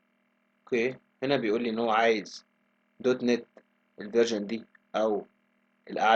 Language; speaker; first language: Arabic; native; Arabic